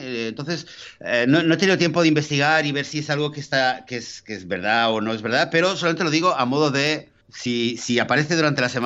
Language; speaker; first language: Spanish; native; Spanish